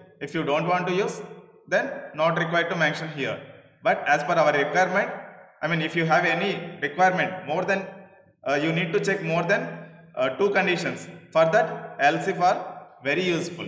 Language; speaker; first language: English; non-native, local second language; Telugu